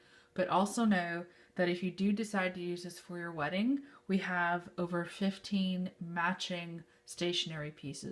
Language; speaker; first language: English; native; English